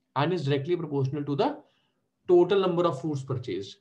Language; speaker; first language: English; non-native, local second language; Hindi